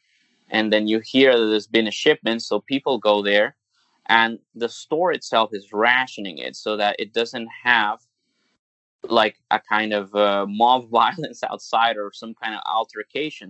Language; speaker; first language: English; non-native, fluent; Spanish